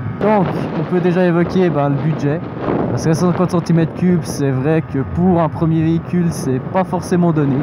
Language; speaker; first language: French; native; French